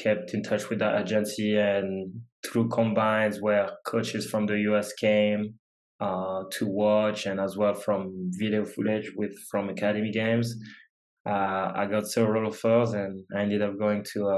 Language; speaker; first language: English; non-native, fluent; French